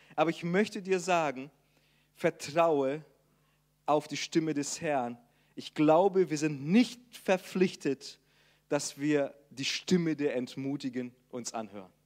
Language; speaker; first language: German; non-native, fluent; Portuguese